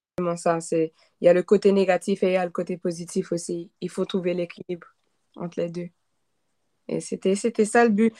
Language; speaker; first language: French; non-native, local second language; Haitian Creole